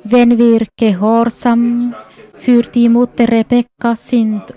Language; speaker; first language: German; non-native, fluent; Swedish